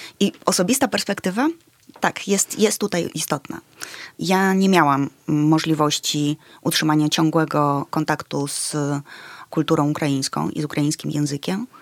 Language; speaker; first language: Polish; early bilingual, other home language; Ukrainian